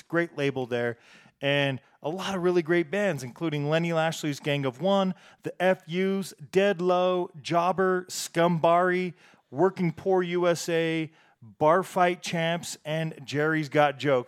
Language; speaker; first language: English; native; English